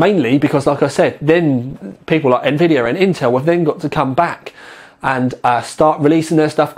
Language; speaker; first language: English; native; English